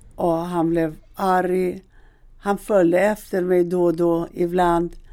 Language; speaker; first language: Swedish; non-native, fluent; Persian